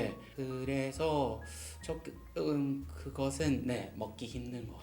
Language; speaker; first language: Korean; non-native, learner; Japanese